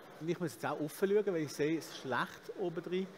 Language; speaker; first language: German; native; German